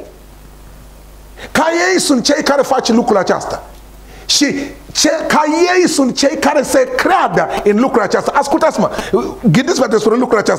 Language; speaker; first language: Romanian; non-native, learner; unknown